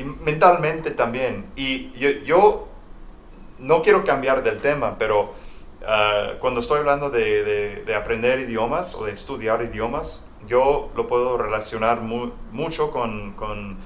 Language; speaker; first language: Spanish; non-native, fluent; English